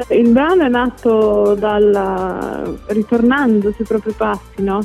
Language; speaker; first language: Italian; native; Italian